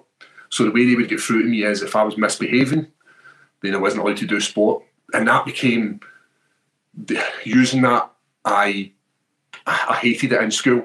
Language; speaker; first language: English; native; English